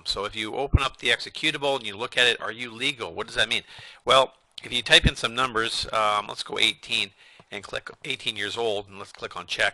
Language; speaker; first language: English; native; English